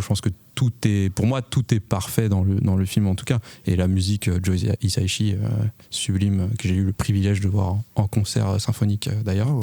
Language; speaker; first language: French; native; French